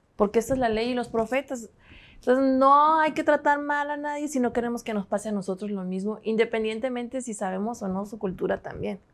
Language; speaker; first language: Spanish; native; Spanish